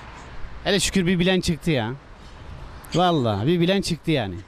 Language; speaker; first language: Turkish; native; Turkish